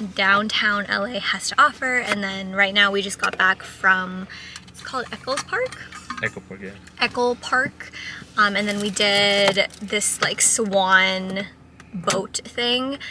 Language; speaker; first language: English; native; English